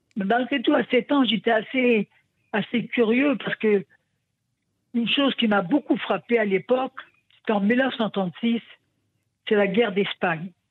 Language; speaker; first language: French; non-native, local second language; Yiddish